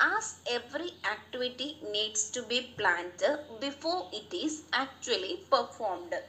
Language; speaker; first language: English; non-native, local second language; Malayalam